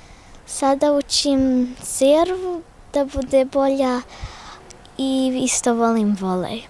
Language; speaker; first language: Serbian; early bilingual, heritage; Serbian